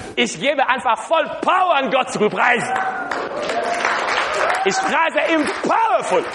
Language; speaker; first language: German; non-native, learner; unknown